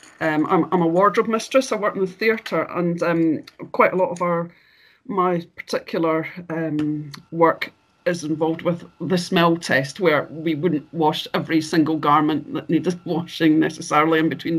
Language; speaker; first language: English; native; English